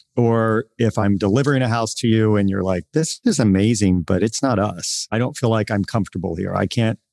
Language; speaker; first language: English; native; English